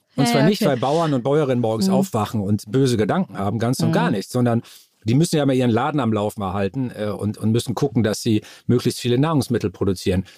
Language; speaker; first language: German; native; German